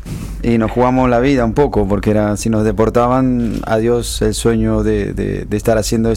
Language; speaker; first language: Spanish; native; Spanish